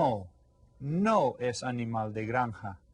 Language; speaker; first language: Spanish; non-native, fluent; English